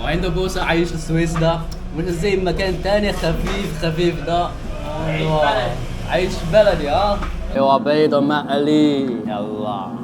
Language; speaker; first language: Arabic; non-native, fluent; Chinese